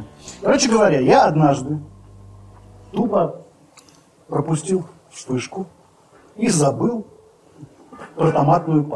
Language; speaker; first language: Russian; native; Russian